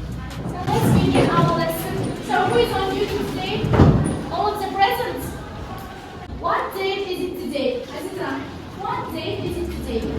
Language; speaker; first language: English; non-native, learner; Kazakh